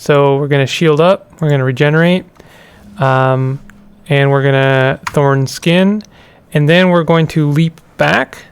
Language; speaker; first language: English; native; English